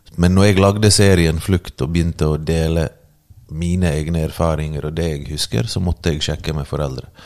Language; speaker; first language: Norwegian; early bilingual, other home language; Bosnian